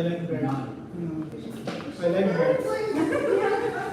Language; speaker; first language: English; non-native, local second language; Hindi